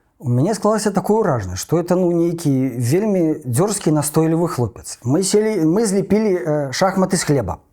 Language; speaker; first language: Belarusian; non-native, local second language; Russian